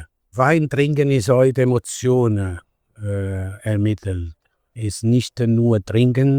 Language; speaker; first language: German; non-native, fluent; Italian